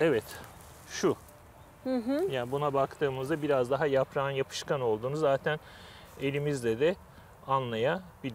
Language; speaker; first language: Turkish; native; Turkish